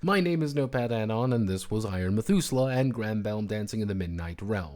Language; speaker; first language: English; native; English